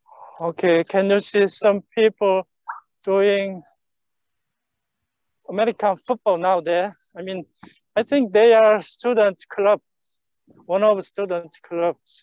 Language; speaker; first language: English; non-native, fluent; Korean